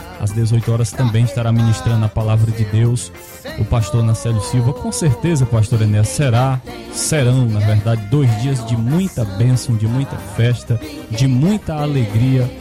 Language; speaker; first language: Portuguese; native; Portuguese